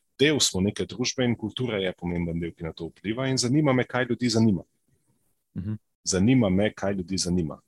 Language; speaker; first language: Slovenian; non-native, local second language; Serbian